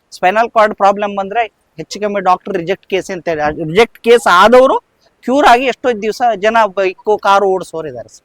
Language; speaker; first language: Kannada; native; Kannada